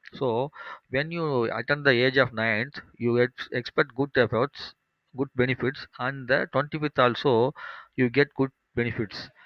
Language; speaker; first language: English; non-native, local second language; Tamil